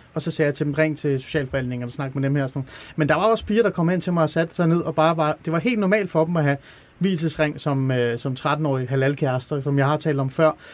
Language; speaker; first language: Danish; early bilingual, other home language; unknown